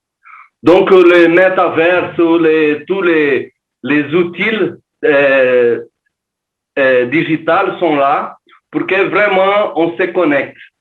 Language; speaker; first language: French; non-native, learner; Portuguese